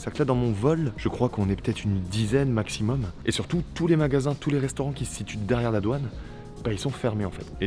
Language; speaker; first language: French; native; French